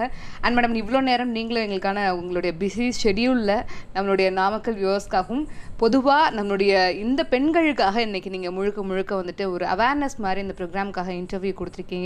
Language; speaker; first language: Tamil; native; Tamil